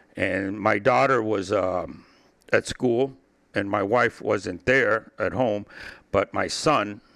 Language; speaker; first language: English; early bilingual, other home language; Spanish